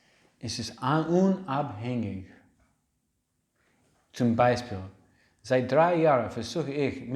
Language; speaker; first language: German; non-native, learner; English